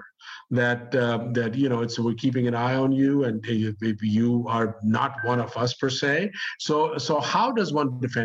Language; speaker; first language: English; non-native, local second language; Urdu